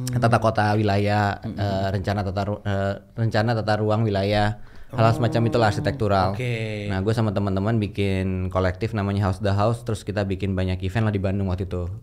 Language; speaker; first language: Indonesian; native; Indonesian